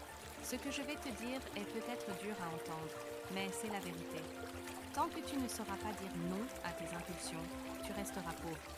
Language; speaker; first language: French; native; French